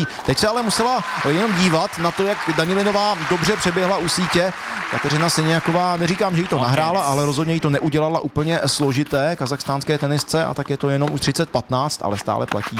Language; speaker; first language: Czech; native; Czech